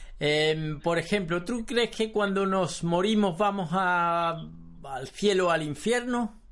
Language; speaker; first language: Spanish; native; Spanish